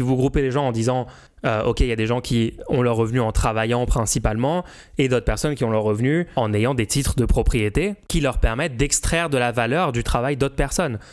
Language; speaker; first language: French; native; French